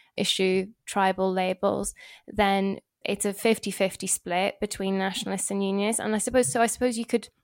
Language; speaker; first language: English; native; English